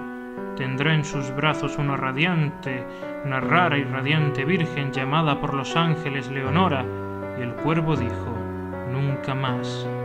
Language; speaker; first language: Spanish; native; Spanish